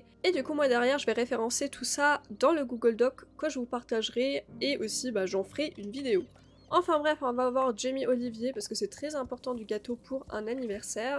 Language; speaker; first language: French; native; French